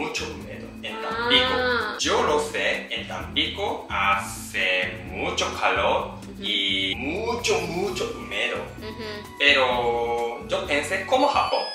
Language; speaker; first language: Spanish; non-native, learner; Japanese